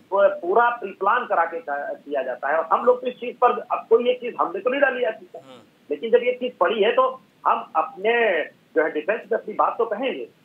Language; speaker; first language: Hindi; native; Hindi